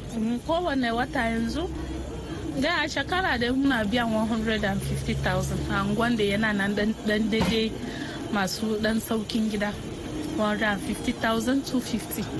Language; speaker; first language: Hausa; non-native, local second language; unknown